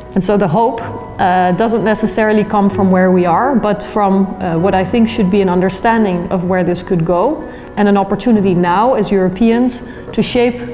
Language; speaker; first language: English; non-native, fluent; Dutch